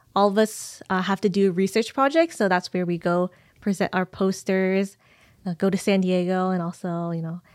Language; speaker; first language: English; native; English